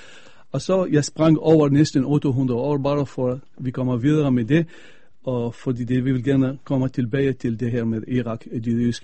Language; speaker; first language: Danish; non-native, fluent; Arabic